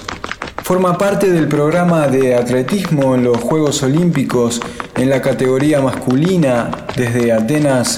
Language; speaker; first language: Spanish; native; Spanish